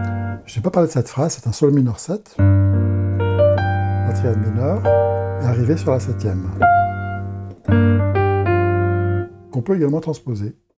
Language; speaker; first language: French; native; French